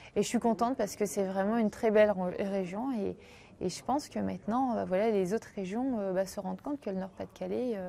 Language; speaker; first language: French; native; French